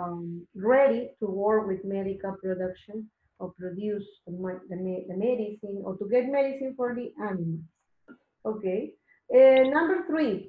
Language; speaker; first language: English; non-native, learner; Spanish